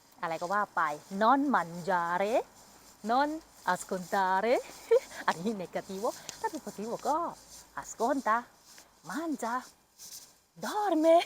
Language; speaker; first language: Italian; non-native, learner; Thai